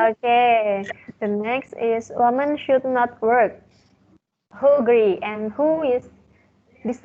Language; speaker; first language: English; non-native, learner; Indonesian